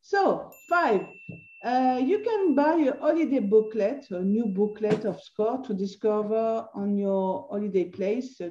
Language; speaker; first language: English; non-native, learner; French